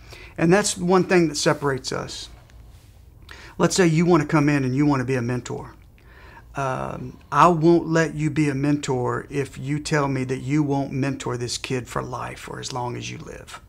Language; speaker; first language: English; native; English